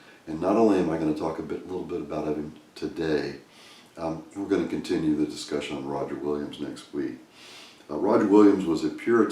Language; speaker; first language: English; native; English